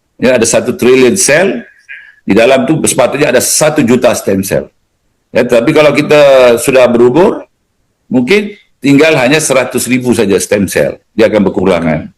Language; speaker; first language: Malay; native; Malay